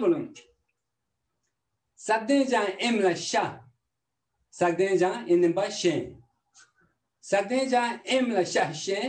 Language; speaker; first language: French; non-native, learner; Tibetan